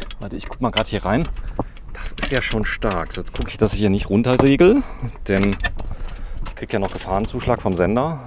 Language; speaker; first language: German; native; German